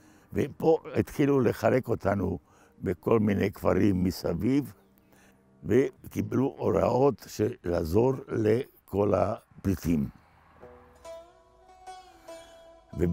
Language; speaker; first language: Hebrew; non-native, fluent; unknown